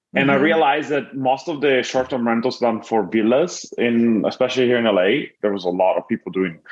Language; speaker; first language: English; non-native, fluent; Italian